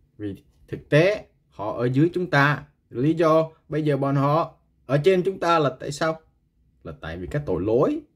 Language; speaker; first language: Vietnamese; non-native, local second language; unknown